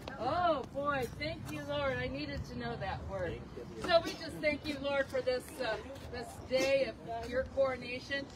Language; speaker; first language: English; native; English